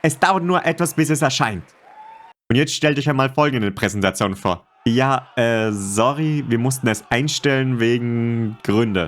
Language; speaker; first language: German; native; German